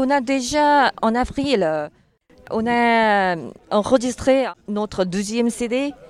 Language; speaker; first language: French; non-native, learner; Korean